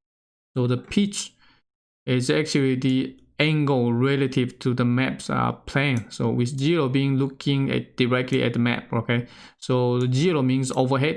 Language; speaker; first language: English; non-native, fluent; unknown